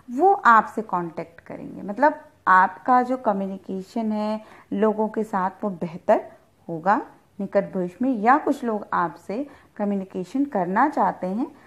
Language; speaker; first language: Hindi; native; Hindi